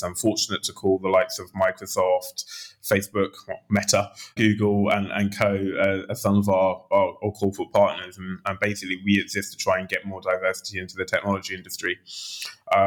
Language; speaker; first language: English; native; English